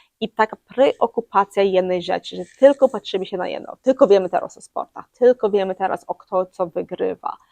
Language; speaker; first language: Polish; early bilingual, heritage; English